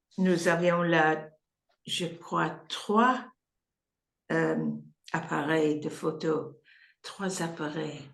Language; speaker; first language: French; non-native, learner; English